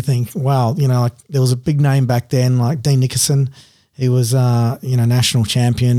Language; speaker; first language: English; native; English